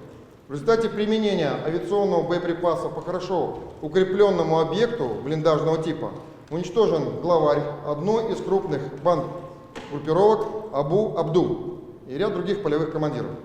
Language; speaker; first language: Russian; native; Russian